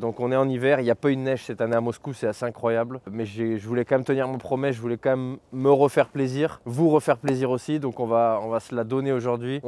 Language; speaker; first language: French; native; French